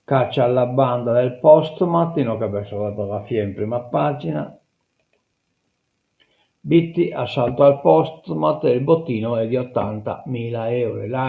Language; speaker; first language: Italian; non-native, local second language; Sardinian